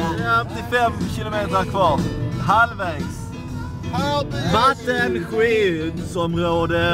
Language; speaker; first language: Swedish; native; Swedish